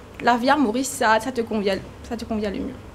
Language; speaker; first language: French; non-native, local second language; Morisyen